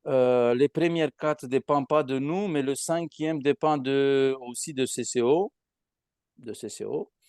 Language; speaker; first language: French; non-native, fluent; Romanian